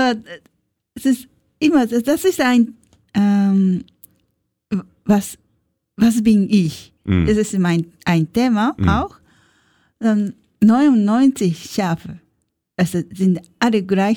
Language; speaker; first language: German; non-native, learner; Japanese